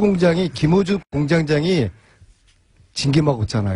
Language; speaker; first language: Korean; native; Korean